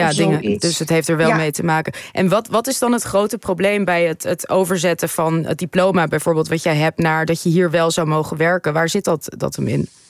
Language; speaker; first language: Dutch; native; Dutch